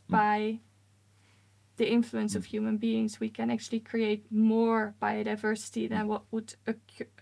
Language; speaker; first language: English; non-native, fluent; Dutch